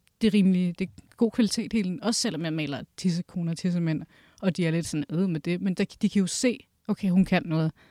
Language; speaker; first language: Danish; early bilingual, other home language; Kurdish